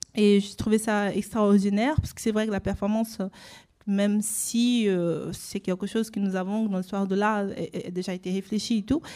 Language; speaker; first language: French; non-native, fluent; Portuguese